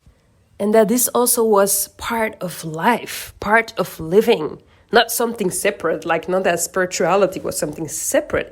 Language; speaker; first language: English; non-native, fluent; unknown